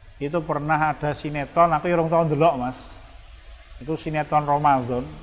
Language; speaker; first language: Indonesian; non-native, local second language; Javanese